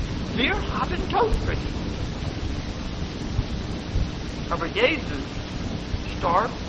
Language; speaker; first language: German; non-native, fluent; English